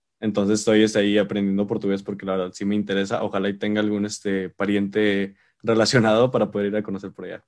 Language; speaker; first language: Spanish; native; Spanish